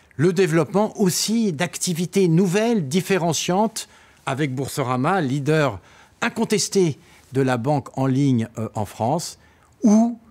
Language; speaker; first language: French; native; French